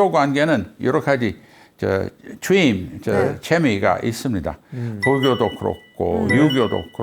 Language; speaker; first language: Korean; non-native, fluent; English